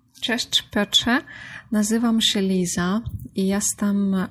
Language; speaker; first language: Polish; non-native, learner; Russian